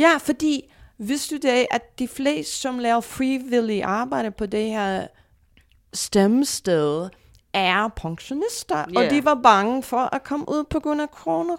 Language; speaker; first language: Danish; non-native, fluent; English